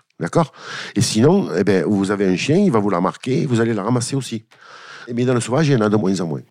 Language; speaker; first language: French; native; French